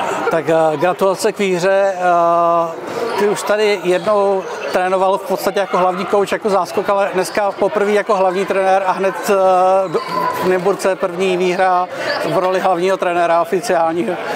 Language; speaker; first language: Czech; native; Czech